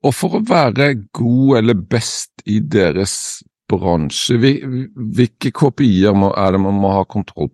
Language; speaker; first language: Norwegian; native; Norwegian